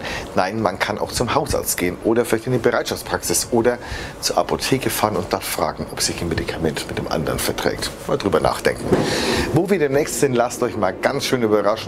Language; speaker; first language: German; native; German